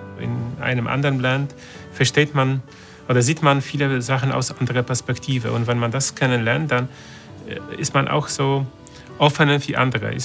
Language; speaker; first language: German; non-native, fluent; Polish